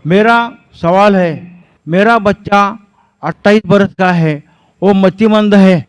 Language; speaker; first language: Hindi; non-native, local second language; Marathi